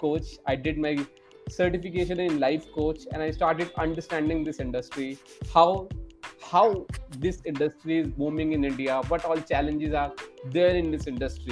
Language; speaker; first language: English; non-native, local second language; Hindi